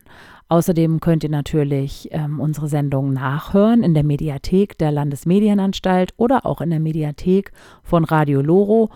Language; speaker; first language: German; native; German